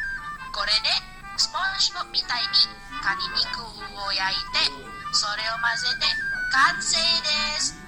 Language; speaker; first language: Japanese; non-native, learner; Indonesian